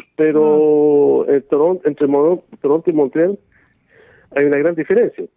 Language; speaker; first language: Spanish; native; Spanish